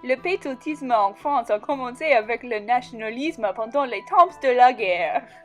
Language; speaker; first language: French; non-native, learner; English